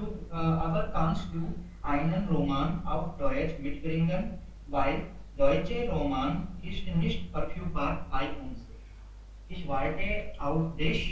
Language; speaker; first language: German; non-native, learner; Hindi